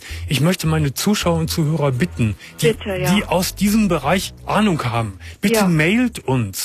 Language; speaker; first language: German; native; German